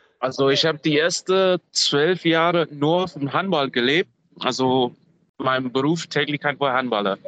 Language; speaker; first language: German; non-native, fluent; English